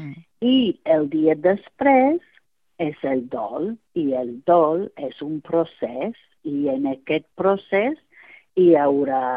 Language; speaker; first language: Catalan; non-native, fluent; English